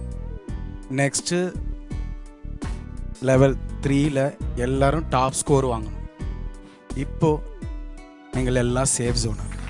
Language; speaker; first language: Malayalam; non-native, learner; Tamil